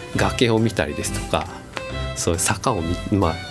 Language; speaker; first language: Japanese; native; Japanese